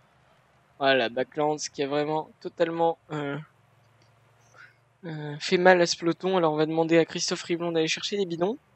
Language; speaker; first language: French; native; French